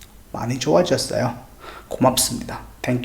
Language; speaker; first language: Korean; non-native, fluent; Hindi